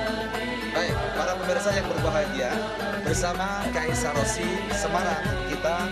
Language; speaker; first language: Indonesian; non-native, learner; Arabic